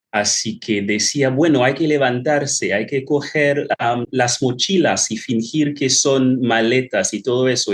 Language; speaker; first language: Spanish; non-native, fluent; English